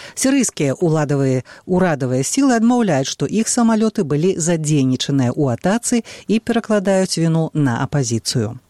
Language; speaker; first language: Belarusian; native; Belarusian